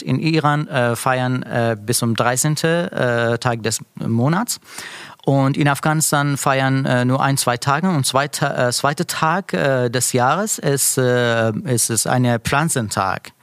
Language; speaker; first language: German; non-native, learner; Persian